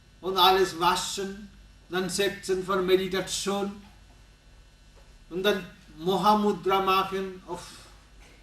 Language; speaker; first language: German; non-native, learner; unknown